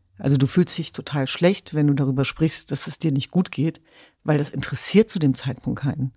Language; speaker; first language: German; early bilingual, other home language; Kurdish